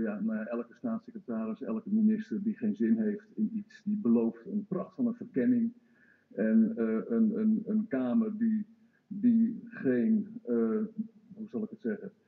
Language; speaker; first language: Dutch; native; Dutch